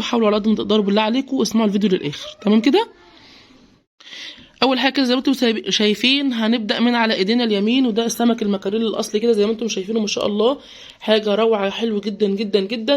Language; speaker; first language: Arabic; native; Arabic